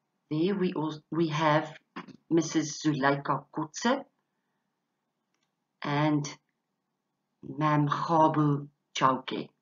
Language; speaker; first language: English; non-native, local second language; Afrikaans